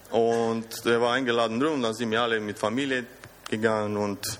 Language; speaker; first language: German; non-native, fluent; Romanian